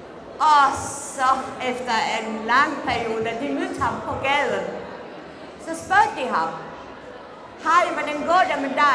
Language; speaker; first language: Danish; non-native, fluent; Central Kurdish